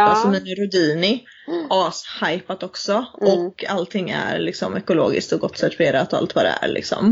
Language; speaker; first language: Swedish; native; Swedish